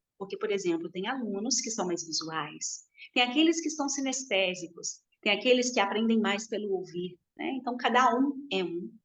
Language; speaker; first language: Portuguese; native; Portuguese